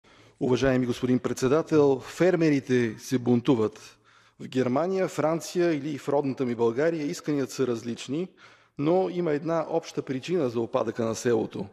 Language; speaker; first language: Bulgarian; native; Bulgarian